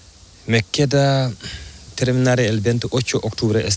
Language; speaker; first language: Spanish; non-native, learner; Fula